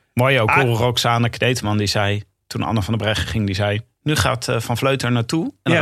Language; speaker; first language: Dutch; native; Dutch